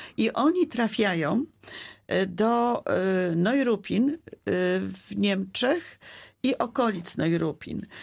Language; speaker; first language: Polish; native; Polish